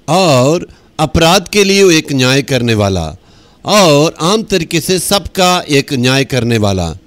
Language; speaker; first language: Hindi; non-native, local second language; Tamil